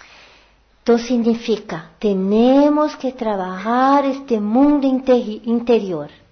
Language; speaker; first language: Portuguese; non-native, learner; Spanish